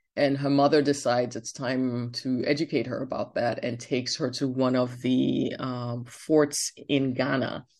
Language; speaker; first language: English; non-native, local second language; Yoruba